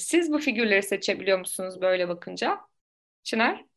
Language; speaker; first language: Turkish; native; Turkish